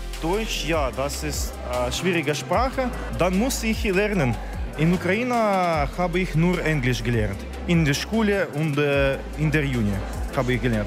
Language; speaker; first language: German; non-native, learner; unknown